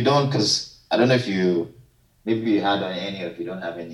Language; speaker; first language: English; non-native, local second language; Yoruba